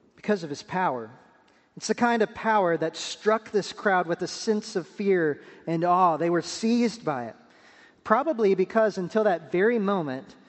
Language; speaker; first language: English; native; English